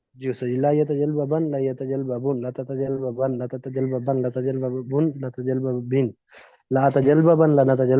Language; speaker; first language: Arabic; non-native, learner; Urdu